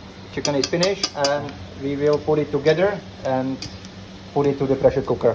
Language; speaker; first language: English; non-native, fluent; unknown